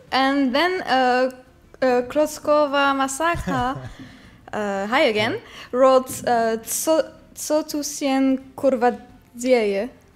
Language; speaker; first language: Polish; non-native, learner; French